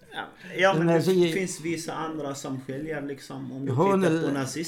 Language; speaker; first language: Swedish; non-native, fluent; Arabic